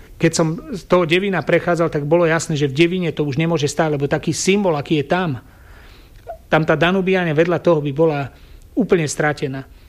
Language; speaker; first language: Slovak; native; Slovak